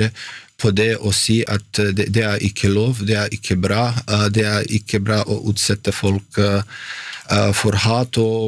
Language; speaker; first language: Norwegian; non-native, fluent; Bosnian